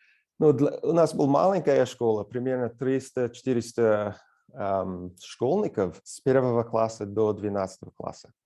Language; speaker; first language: Russian; non-native, fluent; English